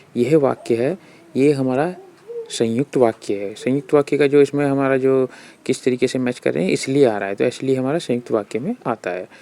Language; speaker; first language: Hindi; native; Hindi